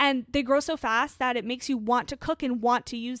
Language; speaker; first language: English; native; English